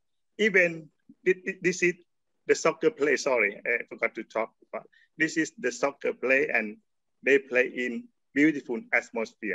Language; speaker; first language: English; non-native, learner; Thai